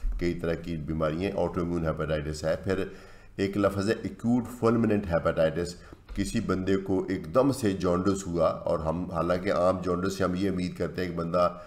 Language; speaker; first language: Urdu; native; Urdu